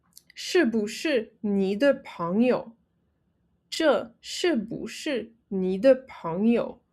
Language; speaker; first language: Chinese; non-native, fluent; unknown